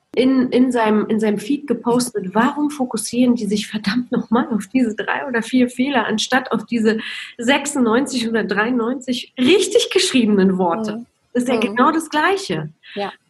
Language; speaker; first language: German; non-native, fluent; Polish